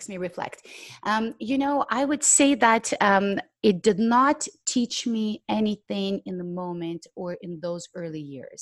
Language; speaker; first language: English; non-native, fluent; Ukrainian